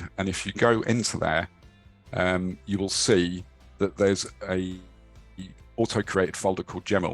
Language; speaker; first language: English; native; English